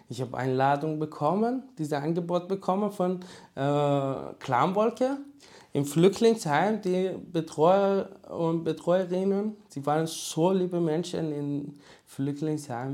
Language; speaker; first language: German; non-native, learner; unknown